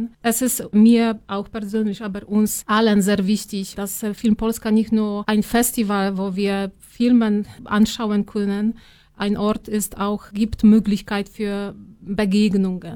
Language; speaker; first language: German; non-native, learner; Polish